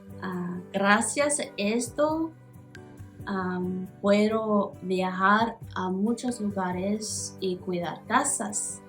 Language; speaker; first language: Spanish; non-native, learner; Māori